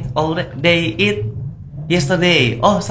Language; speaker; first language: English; non-native, learner; Indonesian